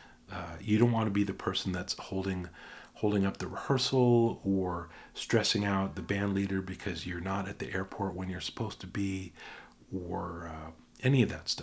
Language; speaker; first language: English; native; English